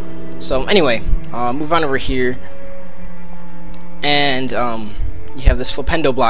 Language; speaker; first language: English; native; English